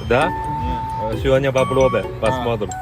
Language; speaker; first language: Russian; non-native, learner; Chinese